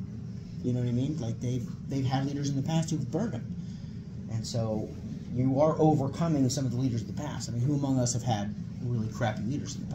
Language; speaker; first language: English; native; English